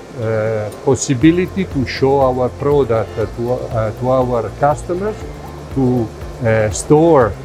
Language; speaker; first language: English; non-native, fluent; Italian